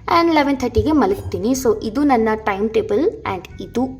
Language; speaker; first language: Kannada; non-native, local second language; Telugu